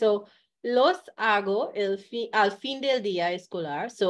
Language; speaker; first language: Spanish; non-native, fluent; English